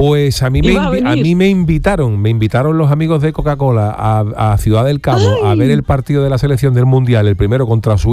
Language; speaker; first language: Spanish; native; Spanish